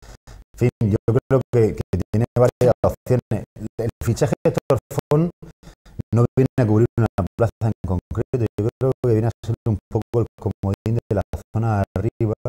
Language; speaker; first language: Spanish; native; Spanish